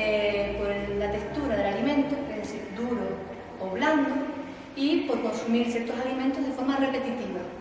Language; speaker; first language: Spanish; native; Spanish